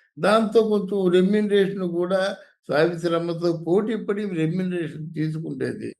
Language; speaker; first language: Telugu; native; Telugu